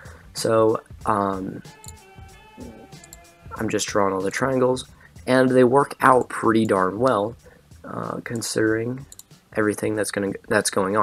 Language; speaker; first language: English; native; English